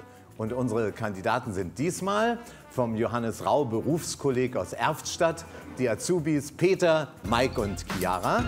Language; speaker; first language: German; native; German